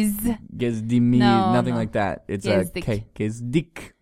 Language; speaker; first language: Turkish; non-native, learner; English